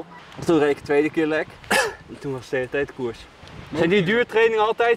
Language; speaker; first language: Dutch; native; Dutch